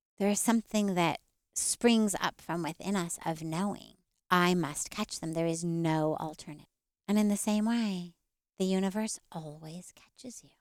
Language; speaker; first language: English; native; English